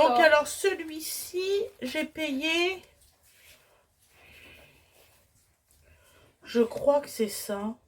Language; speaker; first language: French; native; French